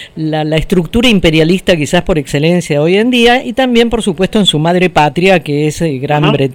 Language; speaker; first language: Spanish; native; Spanish